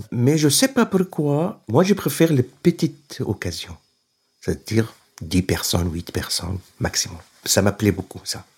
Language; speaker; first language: French; non-native, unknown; Arabic